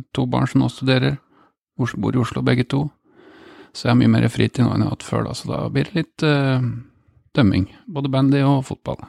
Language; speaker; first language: Norwegian; native; Norwegian